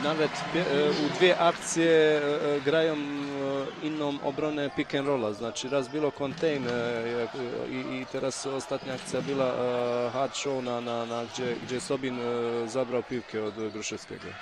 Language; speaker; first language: Polish; non-native, fluent; Bosnian